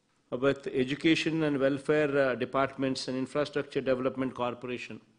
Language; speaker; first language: English; non-native, local second language; Telugu